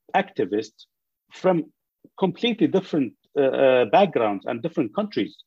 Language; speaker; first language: English; non-native, fluent; Arabic